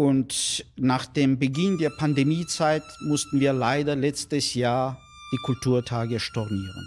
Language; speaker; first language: German; non-native, fluent; Armenian